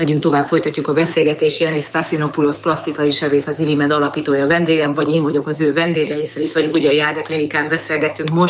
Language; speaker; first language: Hungarian; native; Hungarian